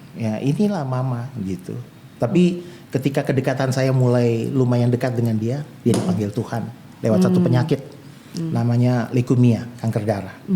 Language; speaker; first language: Indonesian; native; Indonesian